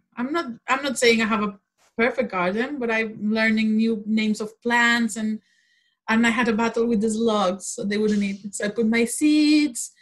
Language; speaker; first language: English; non-native, fluent; Spanish